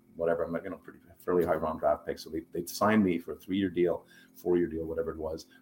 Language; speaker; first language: English; non-native, fluent; German